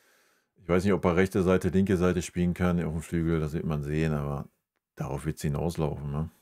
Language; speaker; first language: German; native; German